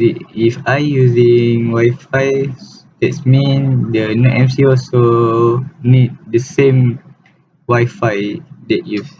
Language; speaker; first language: English; non-native, learner; Malay